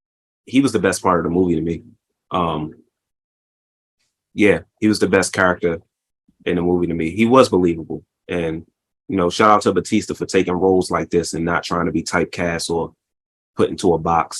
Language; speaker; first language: English; native; English